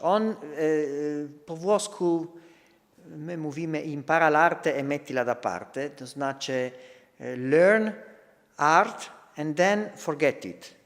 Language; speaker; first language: Polish; non-native, fluent; Italian